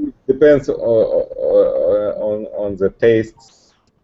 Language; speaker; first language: English; non-native, learner; Russian